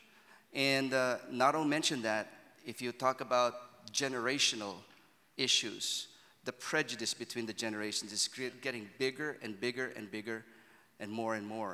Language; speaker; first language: English; non-native, local second language; Filipino